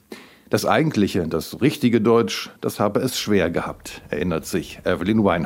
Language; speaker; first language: German; native; German